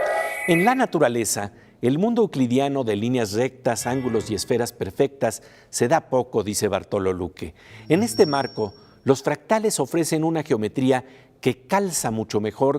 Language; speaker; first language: Spanish; native; Spanish